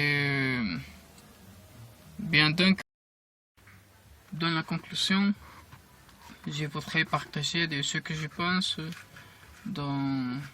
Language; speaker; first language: French; non-native, learner; Spanish